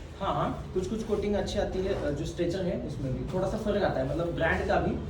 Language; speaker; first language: Hindi; non-native, local second language; Marathi